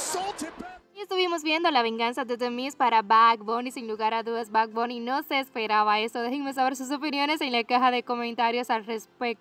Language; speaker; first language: Spanish; native; Spanish